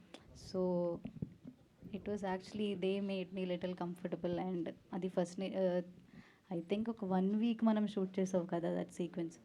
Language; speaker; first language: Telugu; non-native, learner; Malayalam